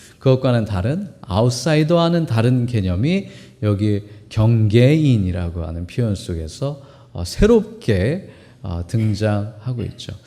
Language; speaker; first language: Korean; native; Korean